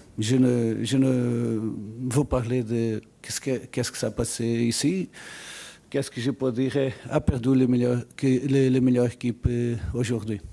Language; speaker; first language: French; non-native, learner; Portuguese